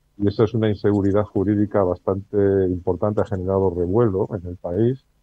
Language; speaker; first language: Spanish; native; Spanish